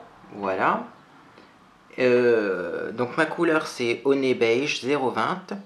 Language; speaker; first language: French; native; French